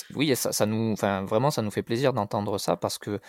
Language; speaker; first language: French; native; French